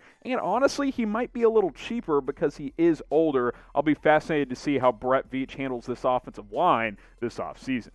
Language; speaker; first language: English; native; English